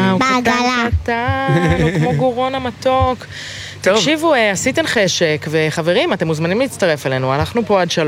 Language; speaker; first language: Hebrew; native; Hebrew